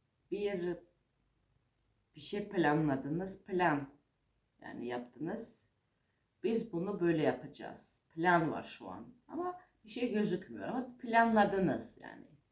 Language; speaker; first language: Turkish; non-native, fluent; Russian